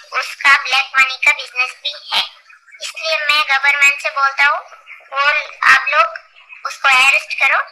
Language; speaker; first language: Hindi; non-native, learner; Bangla